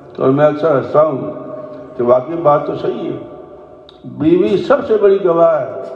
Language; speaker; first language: Urdu; non-native, local second language; Punjabi